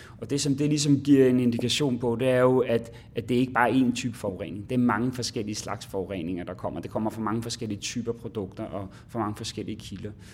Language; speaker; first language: Danish; native; Danish